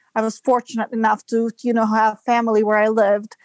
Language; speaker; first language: English; non-native, fluent; Serbian